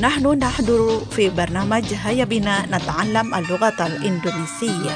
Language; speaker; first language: Arabic; non-native, fluent; Indonesian